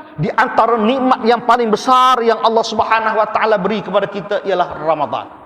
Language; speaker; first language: Malay; native; Malay